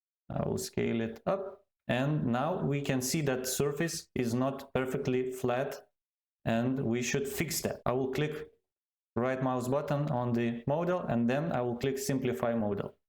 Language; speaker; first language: English; non-native, fluent; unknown